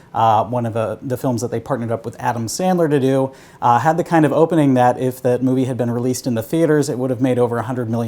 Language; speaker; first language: English; native; English